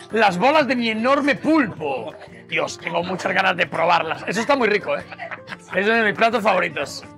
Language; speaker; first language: Spanish; native; Spanish